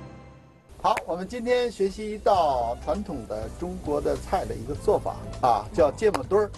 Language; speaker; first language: Chinese; native; Chinese